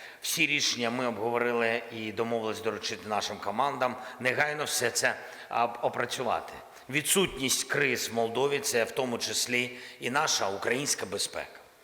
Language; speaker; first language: Ukrainian; non-native, local second language; Russian